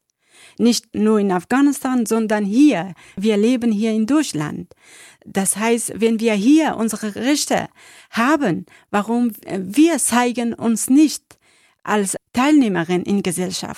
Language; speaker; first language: German; non-native, learner; Persian